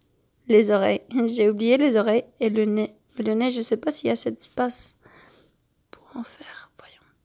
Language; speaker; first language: French; non-native, fluent; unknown